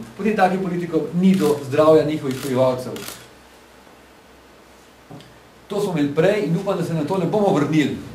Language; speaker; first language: Slovenian; native; Slovenian